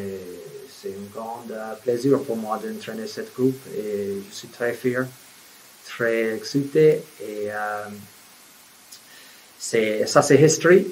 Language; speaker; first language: French; non-native, fluent; English